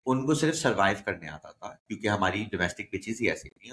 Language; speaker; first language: English; non-native, local second language; Hindi